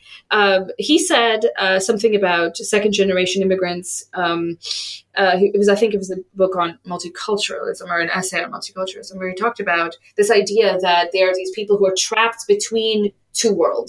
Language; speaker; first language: English; native; English